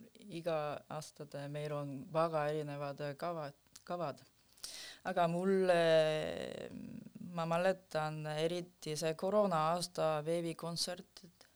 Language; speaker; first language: Estonian; non-native, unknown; Korean